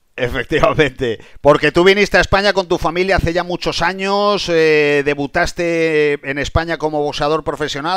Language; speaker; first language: Spanish; native; Spanish